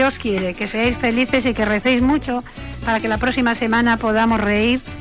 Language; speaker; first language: Spanish; native; Spanish